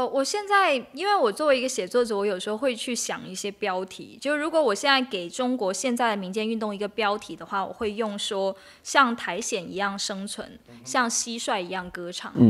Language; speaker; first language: Chinese; native; Chinese